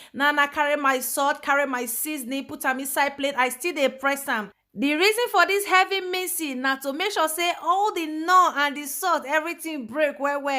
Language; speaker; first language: Nigerian Pidgin; native; Nigerian Pidgin